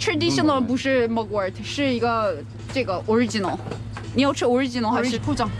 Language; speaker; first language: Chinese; non-native, fluent; Korean